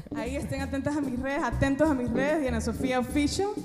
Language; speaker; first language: Spanish; native; Spanish